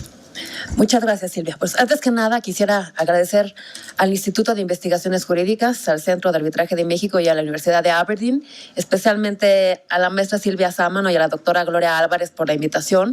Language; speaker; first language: Spanish; native; Spanish